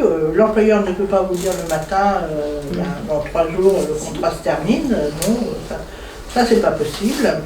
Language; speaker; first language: French; native; French